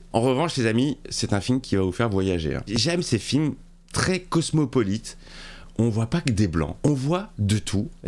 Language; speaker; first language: French; native; French